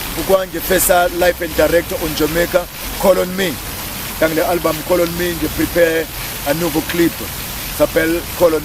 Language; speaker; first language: French; non-native, learner; English